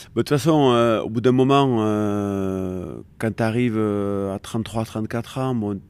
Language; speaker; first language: French; native; French